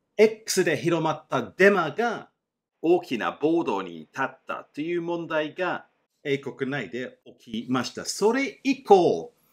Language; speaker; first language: Japanese; non-native, fluent; English